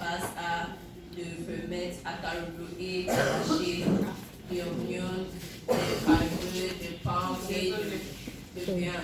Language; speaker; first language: French; non-native, learner; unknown